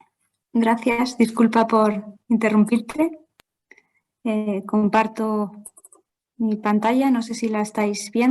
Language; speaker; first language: Spanish; native; Spanish